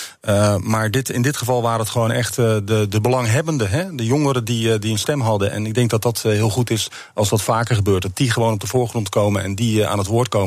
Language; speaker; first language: Dutch; native; Dutch